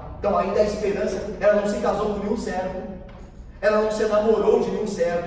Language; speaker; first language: Portuguese; native; Portuguese